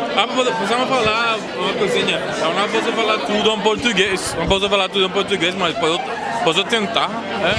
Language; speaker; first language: Portuguese; non-native, learner; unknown